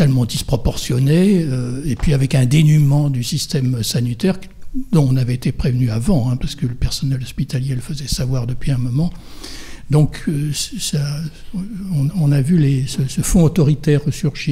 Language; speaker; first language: French; native; French